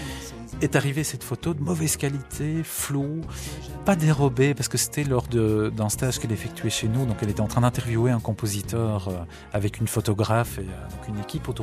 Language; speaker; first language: French; native; French